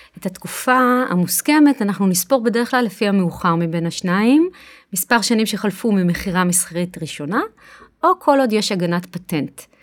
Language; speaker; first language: Hebrew; native; Hebrew